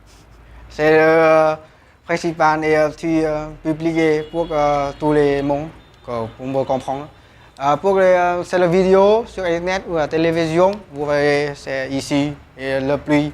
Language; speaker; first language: French; non-native, learner; Vietnamese